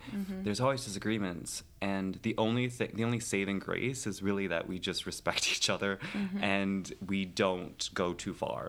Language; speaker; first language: English; native; English